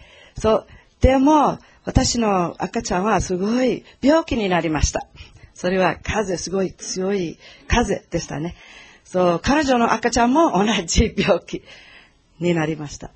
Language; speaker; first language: Japanese; non-native, learner; Portuguese